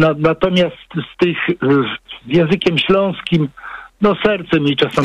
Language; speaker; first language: Polish; native; Polish